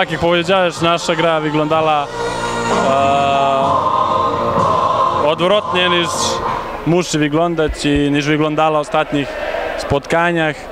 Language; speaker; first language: Polish; non-native, fluent; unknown